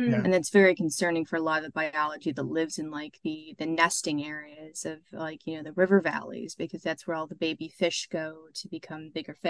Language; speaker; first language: English; native; English